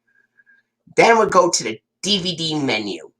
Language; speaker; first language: English; native; English